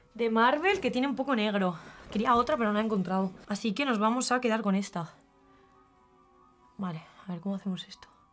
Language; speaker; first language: Spanish; native; Spanish